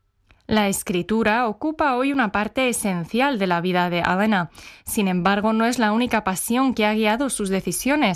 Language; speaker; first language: Spanish; non-native, fluent; Czech